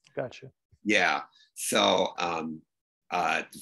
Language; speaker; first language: English; native; English